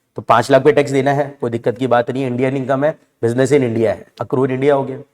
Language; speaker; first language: Hindi; native; Hindi